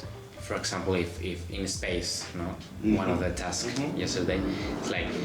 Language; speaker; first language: English; non-native, learner; Spanish